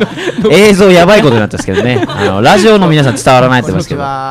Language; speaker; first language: Japanese; native; Japanese